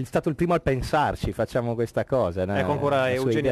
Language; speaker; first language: Italian; native; Italian